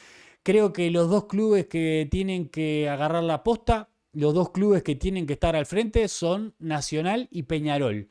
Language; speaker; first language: Spanish; native; Spanish